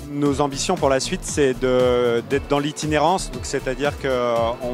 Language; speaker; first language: French; native; French